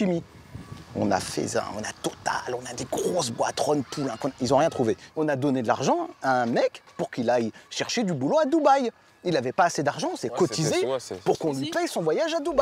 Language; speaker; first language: French; native; French